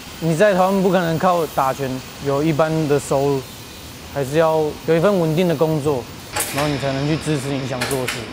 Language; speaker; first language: Chinese; native; Chinese